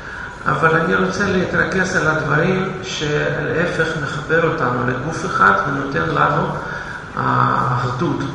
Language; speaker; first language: Hebrew; non-native, fluent; Russian